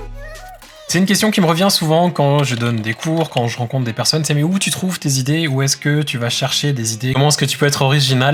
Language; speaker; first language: French; native; French